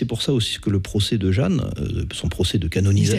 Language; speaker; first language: French; native; French